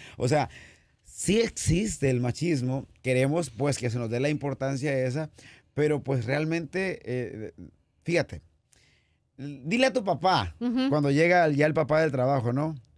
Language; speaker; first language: Spanish; native; Spanish